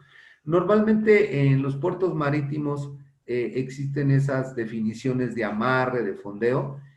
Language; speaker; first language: Spanish; native; Spanish